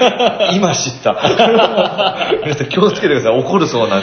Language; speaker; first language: Japanese; native; Japanese